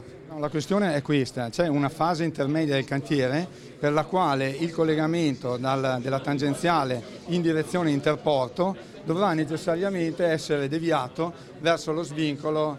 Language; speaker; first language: Italian; native; Italian